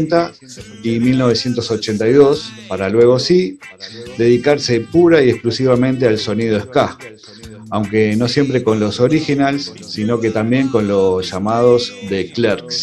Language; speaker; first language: Spanish; native; Spanish